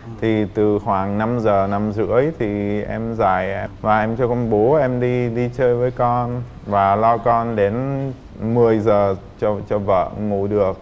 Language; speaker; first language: Vietnamese; non-native, fluent; Czech